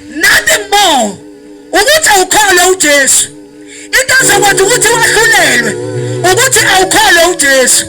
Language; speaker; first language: Zulu; native; Zulu